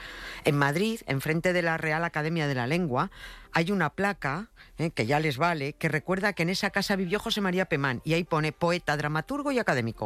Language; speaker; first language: Spanish; native; Spanish